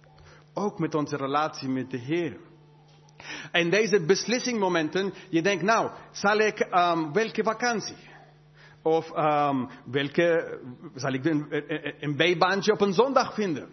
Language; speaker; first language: Dutch; non-native, fluent; English